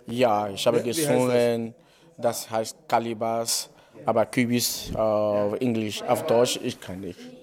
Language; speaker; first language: German; non-native, learner; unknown